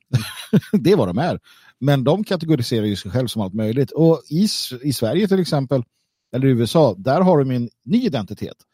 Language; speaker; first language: Swedish; native; Swedish